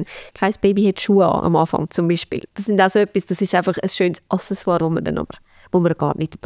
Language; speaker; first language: German; native; German